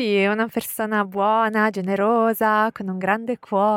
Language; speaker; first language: Italian; native; Italian